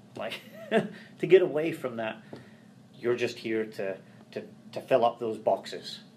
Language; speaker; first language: English; native; English